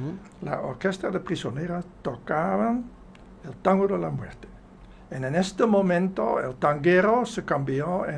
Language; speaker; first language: Spanish; non-native, fluent; Dutch